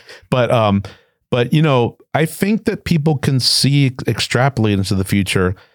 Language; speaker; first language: English; native; English